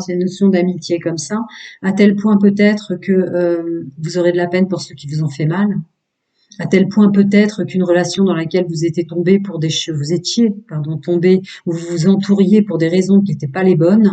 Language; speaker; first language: French; native; French